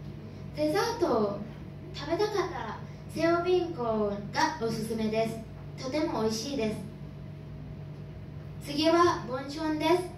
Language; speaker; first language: Japanese; non-native, learner; Thai